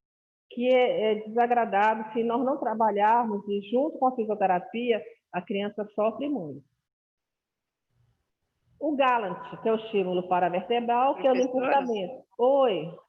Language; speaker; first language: Portuguese; native; Portuguese